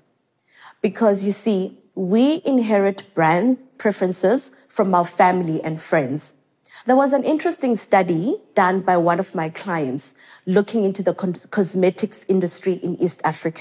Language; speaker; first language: English; non-native, local second language; Xhosa